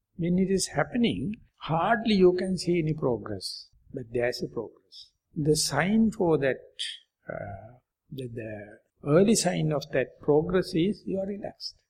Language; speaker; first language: English; non-native, local second language; Sinhala